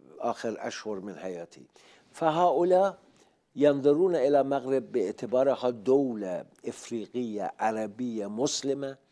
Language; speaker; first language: Arabic; non-native, fluent; Persian